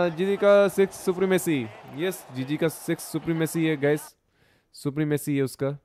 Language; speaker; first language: Hindi; non-native, local second language; Bangla